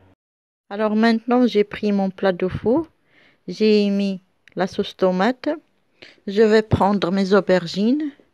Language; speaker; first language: French; non-native, local second language; Arabic